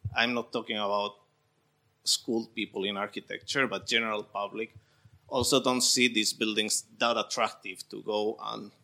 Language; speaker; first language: English; non-native, fluent; Spanish